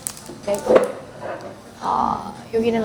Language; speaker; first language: Korean; non-native, learner; Vietnamese